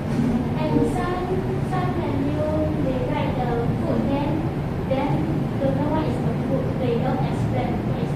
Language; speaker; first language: English; non-native, learner; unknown